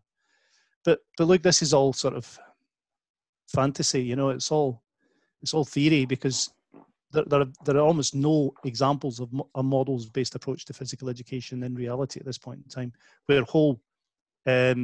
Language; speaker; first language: English; native; English